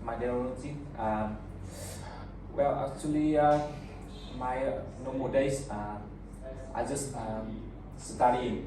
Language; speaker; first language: English; non-native, learner; Vietnamese